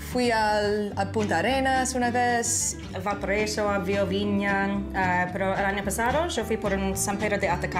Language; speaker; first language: Spanish; non-native, fluent; English